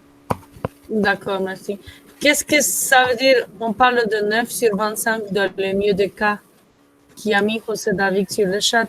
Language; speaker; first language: French; non-native, fluent; Spanish